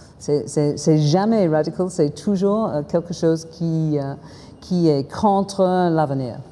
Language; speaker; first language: French; non-native, fluent; English